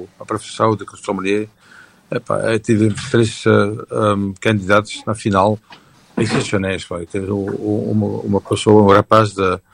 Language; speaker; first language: Portuguese; non-native, fluent; French